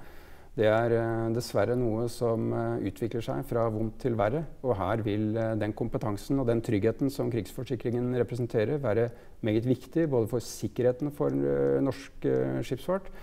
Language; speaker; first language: Norwegian; native; Norwegian